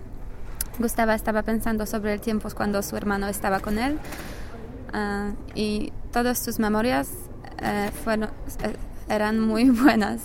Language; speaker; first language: Spanish; non-native, learner; English